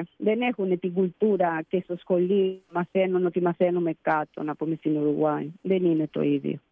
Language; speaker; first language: Greek; early bilingual, heritage; Spanish